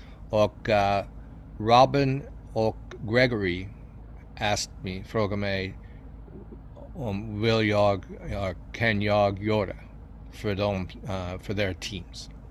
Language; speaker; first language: Swedish; non-native, learner; English